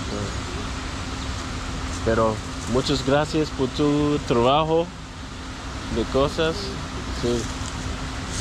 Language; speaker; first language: Spanish; non-native, learner; English